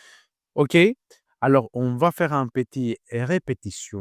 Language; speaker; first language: French; non-native, learner; Greek